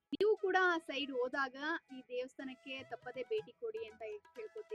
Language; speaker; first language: Kannada; native; Kannada